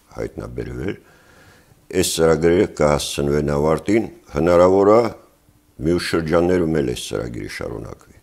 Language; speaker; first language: Armenian; native; Armenian